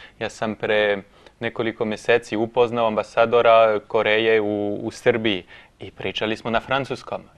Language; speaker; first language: Croatian; non-native, fluent; French